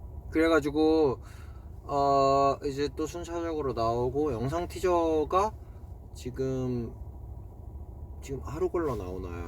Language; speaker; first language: Korean; native; Korean